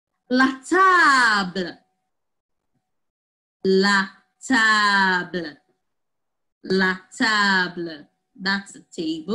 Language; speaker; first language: French; non-native, fluent; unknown